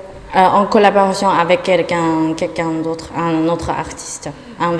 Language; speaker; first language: French; non-native, fluent; Chinese